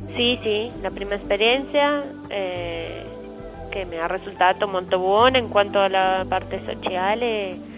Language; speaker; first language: Italian; non-native, learner; Spanish